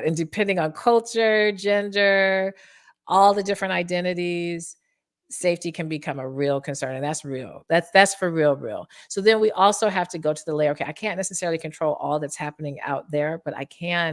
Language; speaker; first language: English; native; English